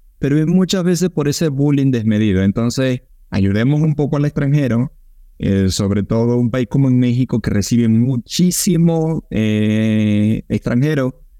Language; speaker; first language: Spanish; native; Spanish